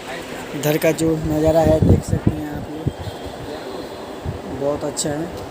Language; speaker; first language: Hindi; non-native, local second language; Maithili